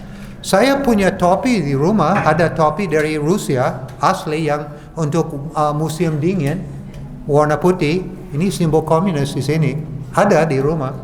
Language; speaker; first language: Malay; non-native, fluent; English